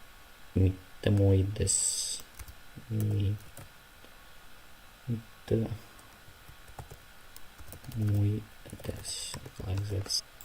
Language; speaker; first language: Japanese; non-native, learner; Ukrainian